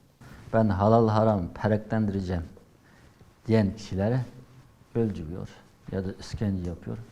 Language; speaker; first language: Turkish; non-native, learner; Uyghur